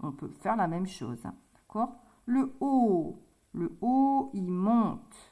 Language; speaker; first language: French; native; French